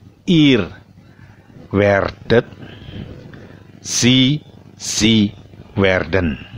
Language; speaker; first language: German; non-native, fluent; Indonesian